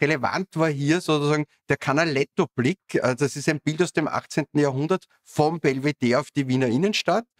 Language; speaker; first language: German; native; German